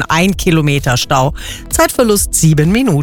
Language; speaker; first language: German; native; German